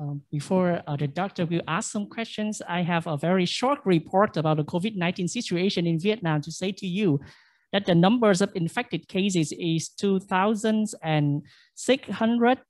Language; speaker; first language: English; non-native, fluent; Vietnamese